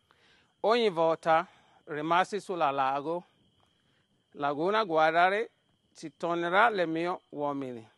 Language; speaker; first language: Italian; non-native, learner; Yoruba